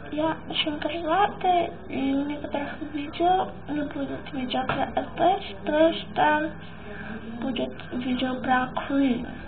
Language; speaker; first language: Russian; early bilingual, heritage; Russian